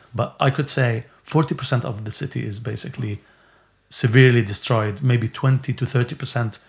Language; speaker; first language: English; non-native, fluent; Arabic